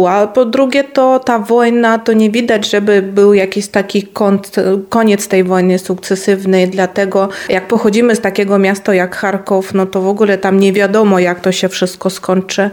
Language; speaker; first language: Polish; non-native, fluent; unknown